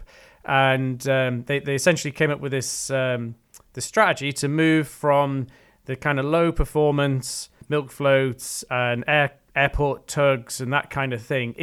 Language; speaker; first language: English; native; English